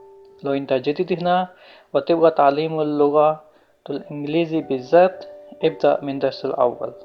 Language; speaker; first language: Arabic; non-native, learner; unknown